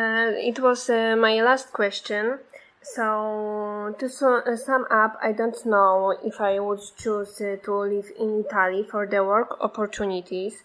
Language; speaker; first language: English; non-native, fluent; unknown